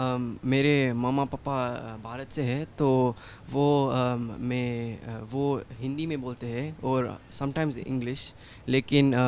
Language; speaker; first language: Hindi; early bilingual, heritage; Hindi